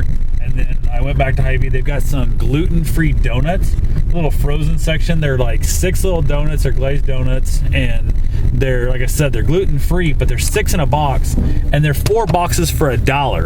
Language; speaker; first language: English; native; English